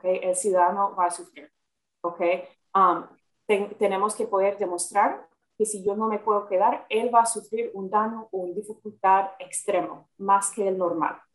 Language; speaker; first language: Spanish; non-native, fluent; English